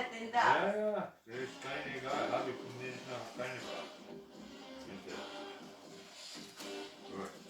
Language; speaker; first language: German; non-native, learner; Dutch